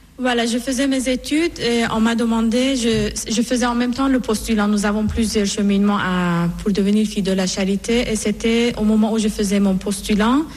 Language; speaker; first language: French; non-native, fluent; Persian